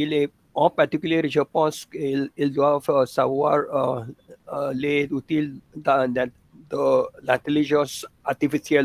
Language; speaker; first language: French; non-native, fluent; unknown